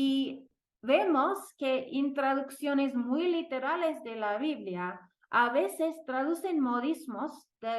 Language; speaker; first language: Spanish; non-native, fluent; English